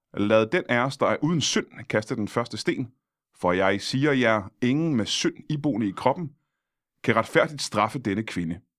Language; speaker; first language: Danish; native; Danish